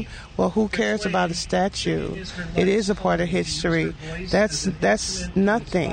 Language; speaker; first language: English; native; English